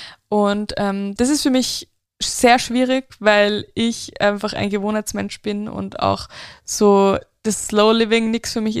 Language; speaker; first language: German; native; German